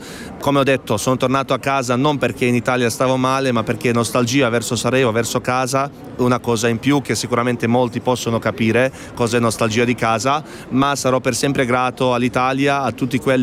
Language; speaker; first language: Italian; non-native, fluent; Bosnian